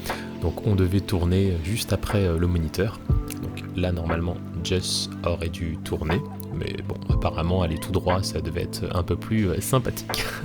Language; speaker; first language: French; native; French